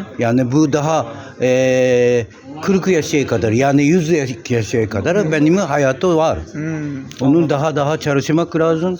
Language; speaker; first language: Turkish; non-native, learner; Japanese